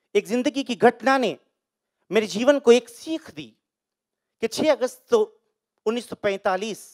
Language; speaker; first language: Hindi; native; Hindi